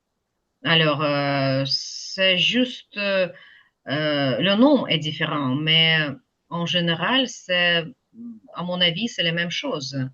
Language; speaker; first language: French; non-native, fluent; Ukrainian